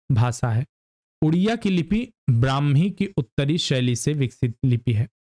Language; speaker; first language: Hindi; native; Hindi